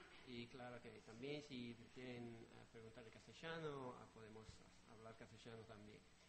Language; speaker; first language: Spanish; non-native, fluent; French